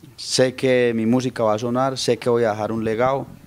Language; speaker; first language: Spanish; native; Spanish